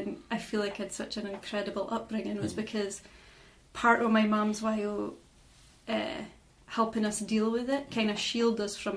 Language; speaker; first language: English; native; English